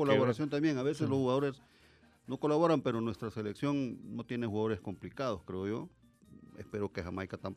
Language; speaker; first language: Spanish; native; Spanish